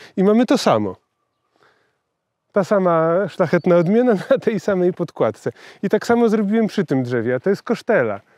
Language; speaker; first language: Polish; native; Polish